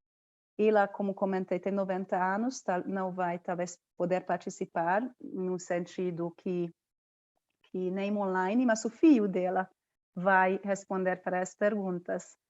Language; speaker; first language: Portuguese; non-native, fluent; Hungarian